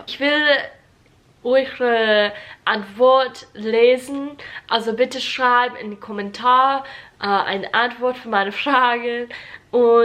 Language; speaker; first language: German; non-native, learner; English